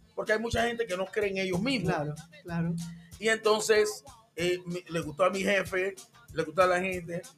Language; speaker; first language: Spanish; non-native, local second language; English